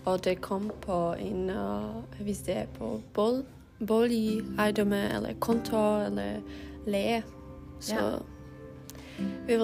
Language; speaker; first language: Danish; non-native, learner; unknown